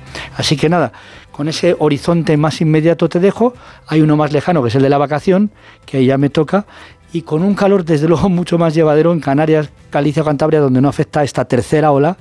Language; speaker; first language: Spanish; native; Spanish